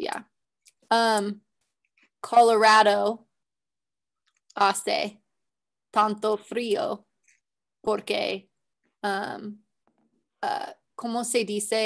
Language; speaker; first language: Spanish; non-native, learner; English